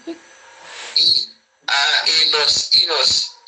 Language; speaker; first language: Portuguese; non-native, fluent; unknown